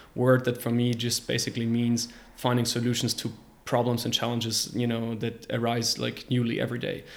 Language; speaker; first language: English; non-native, fluent; German